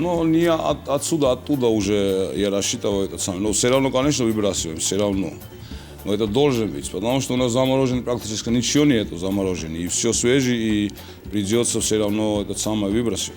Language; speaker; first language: Russian; non-native, local second language; Georgian